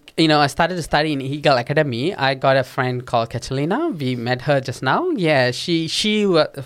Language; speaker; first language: English; non-native, local second language; Tamil